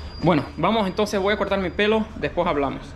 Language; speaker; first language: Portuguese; non-native, learner; Spanish